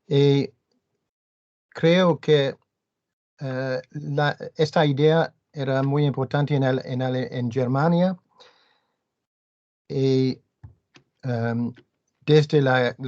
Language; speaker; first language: Spanish; non-native, learner; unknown